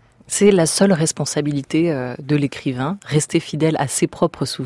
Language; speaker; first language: French; native; French